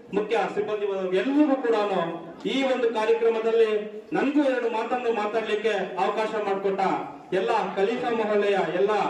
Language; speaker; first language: Kannada; non-native, local second language; Urdu